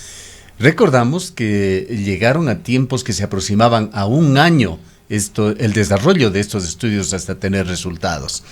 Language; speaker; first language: Spanish; native; Spanish